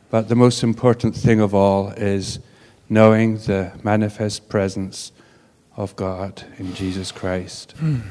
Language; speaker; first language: English; native; English